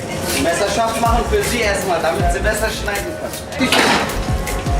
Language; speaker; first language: German; non-native, fluent; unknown